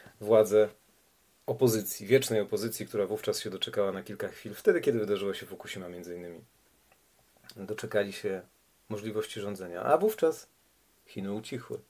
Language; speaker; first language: Polish; native; Polish